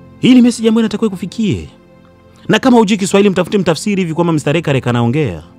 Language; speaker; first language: Swahili; native; Swahili